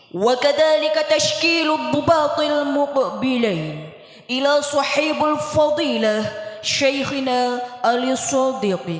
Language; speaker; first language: Arabic; non-native, learner; Indonesian